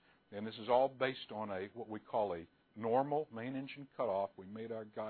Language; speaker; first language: English; native; English